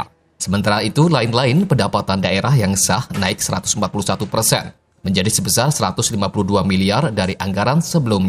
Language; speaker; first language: Indonesian; native; Indonesian